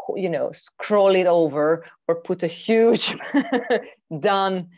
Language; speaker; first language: English; non-native, fluent; Hungarian